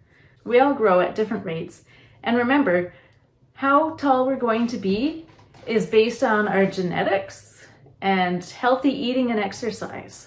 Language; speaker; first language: English; native; English